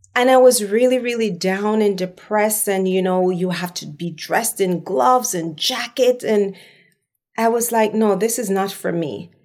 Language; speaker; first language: English; non-native, local second language; Jamaican Creole English